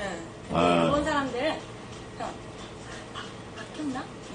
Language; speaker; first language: Korean; non-native, fluent; Japanese